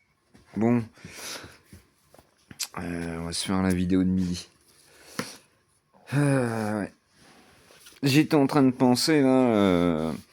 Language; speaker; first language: French; native; French